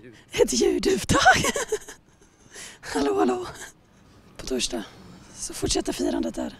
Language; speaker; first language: Swedish; native; Swedish